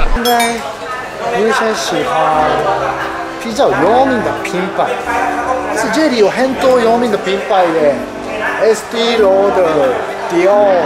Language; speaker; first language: Chinese; non-native, learner; Japanese